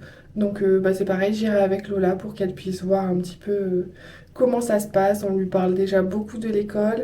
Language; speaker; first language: French; native; French